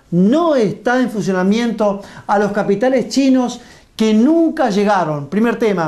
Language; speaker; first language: Spanish; native; Spanish